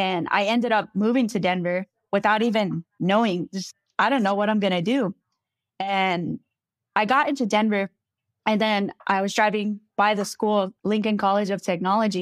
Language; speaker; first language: English; native; English